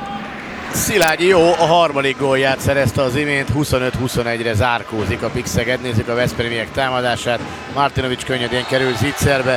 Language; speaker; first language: Hungarian; native; Hungarian